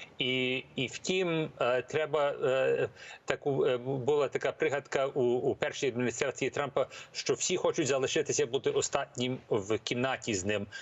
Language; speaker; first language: Ukrainian; early bilingual, heritage; English